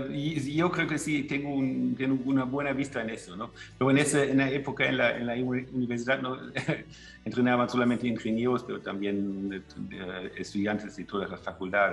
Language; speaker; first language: Spanish; non-native, fluent; German